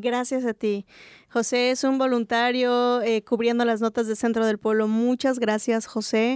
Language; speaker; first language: Spanish; native; Spanish